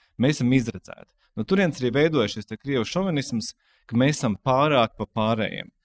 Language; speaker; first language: Latvian; native; Latvian